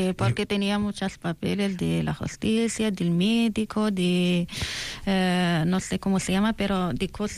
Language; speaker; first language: Spanish; non-native, learner; Arabic